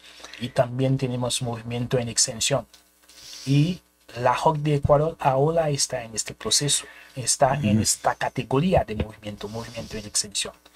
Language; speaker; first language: Spanish; non-native, fluent; Haitian Creole